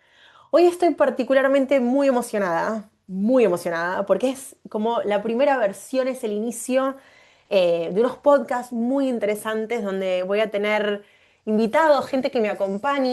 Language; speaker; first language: Spanish; native; Spanish